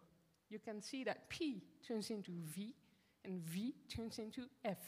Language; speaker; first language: English; non-native, fluent; Dutch